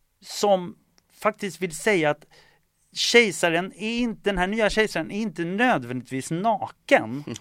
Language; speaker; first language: Swedish; early bilingual, other home language; Estonian